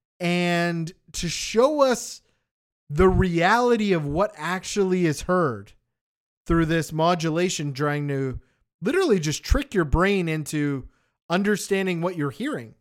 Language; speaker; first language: English; native; English